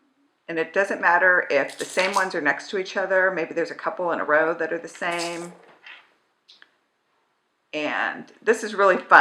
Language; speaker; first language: English; native; English